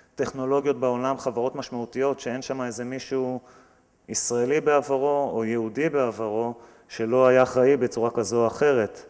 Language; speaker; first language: Hebrew; native; Hebrew